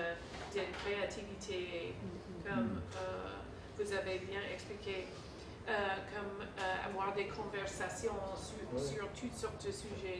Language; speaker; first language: French; non-native, fluent; English